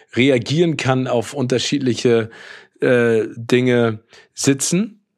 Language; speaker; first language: German; native; German